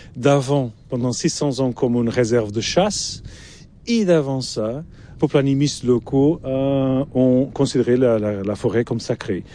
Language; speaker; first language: French; non-native, fluent; Portuguese